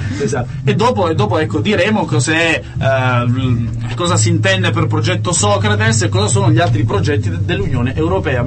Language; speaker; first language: Italian; native; Italian